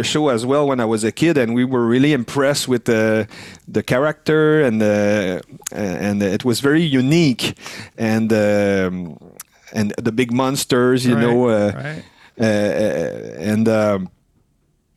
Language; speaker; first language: English; non-native, fluent; French